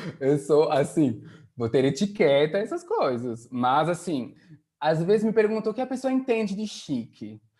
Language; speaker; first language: Portuguese; non-native, fluent; French